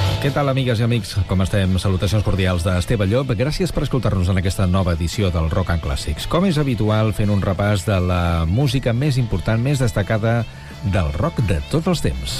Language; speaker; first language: Catalan; native; Catalan